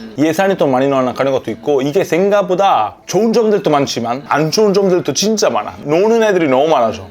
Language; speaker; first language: Korean; non-native, fluent; Italian